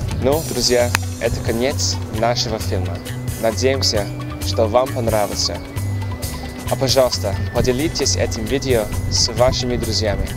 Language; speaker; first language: Russian; non-native, learner; English